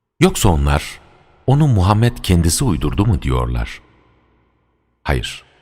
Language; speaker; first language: Turkish; native; Turkish